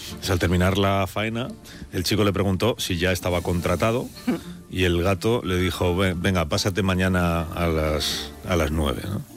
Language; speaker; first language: Spanish; native; Spanish